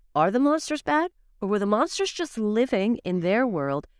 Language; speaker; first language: English; native; English